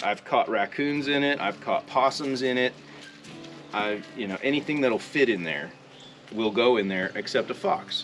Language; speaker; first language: English; native; English